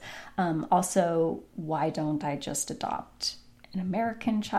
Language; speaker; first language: English; native; English